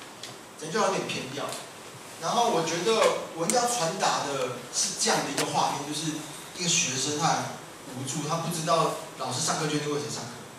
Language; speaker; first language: Chinese; native; Chinese